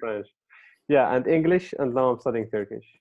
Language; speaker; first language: English; non-native, fluent; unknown